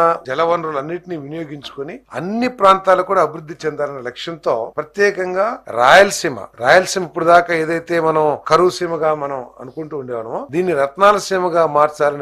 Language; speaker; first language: Telugu; native; Telugu